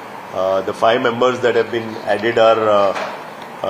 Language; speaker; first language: English; non-native, local second language; Konkani